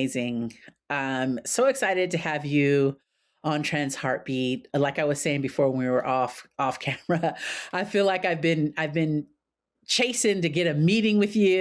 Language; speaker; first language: English; native; English